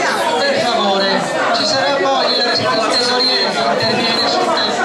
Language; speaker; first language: Italian; native; Italian